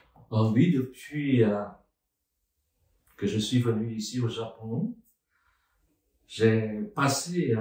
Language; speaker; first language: French; non-native, fluent; Vietnamese